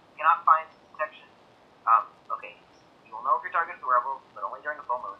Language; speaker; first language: English; native; English